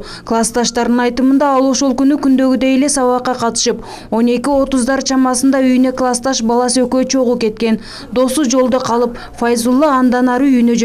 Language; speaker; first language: Kyrgyz; native; Kyrgyz